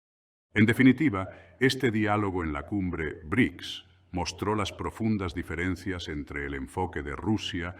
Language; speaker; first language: Spanish; native; Spanish